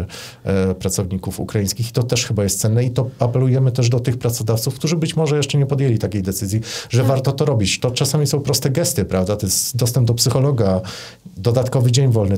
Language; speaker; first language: Polish; native; Polish